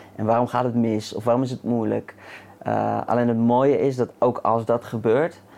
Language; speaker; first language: Dutch; native; Dutch